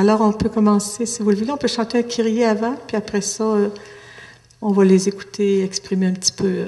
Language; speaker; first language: French; native; French